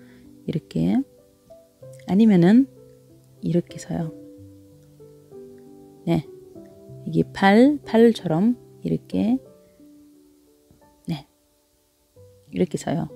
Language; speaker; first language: Korean; non-native, learner; Arabic